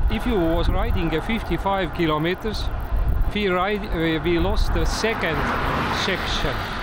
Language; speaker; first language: English; non-native, learner; Estonian